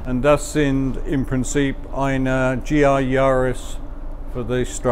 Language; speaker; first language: German; non-native, fluent; English